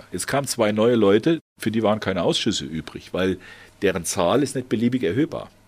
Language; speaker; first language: German; native; German